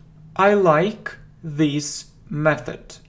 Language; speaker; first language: English; non-native, fluent; Russian